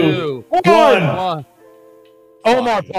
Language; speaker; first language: English; native; English